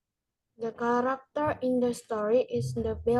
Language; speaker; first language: English; non-native, learner; Indonesian